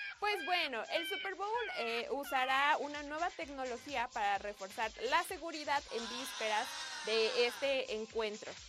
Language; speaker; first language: Spanish; native; Spanish